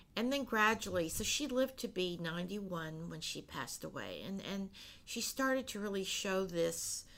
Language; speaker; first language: English; native; English